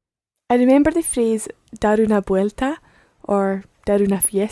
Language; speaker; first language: Spanish; non-native, learner; English